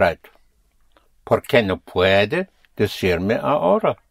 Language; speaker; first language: Spanish; non-native, fluent; English